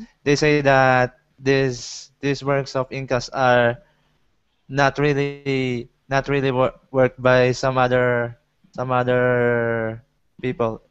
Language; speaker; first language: English; non-native, learner; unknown